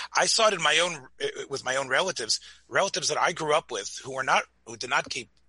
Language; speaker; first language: English; native; English